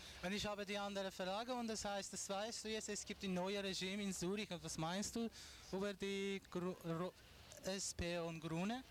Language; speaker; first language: German; non-native, learner; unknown